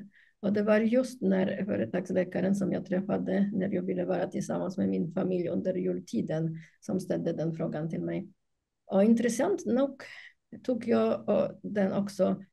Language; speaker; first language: Swedish; non-native, fluent; Polish